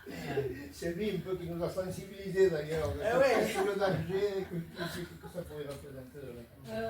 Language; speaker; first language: French; native; French